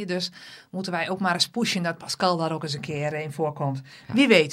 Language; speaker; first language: Dutch; native; Dutch